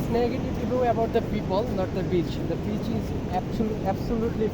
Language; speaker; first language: English; non-native, fluent; Bangla